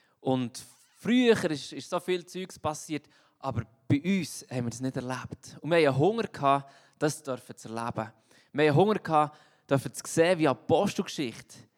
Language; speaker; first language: German; native; German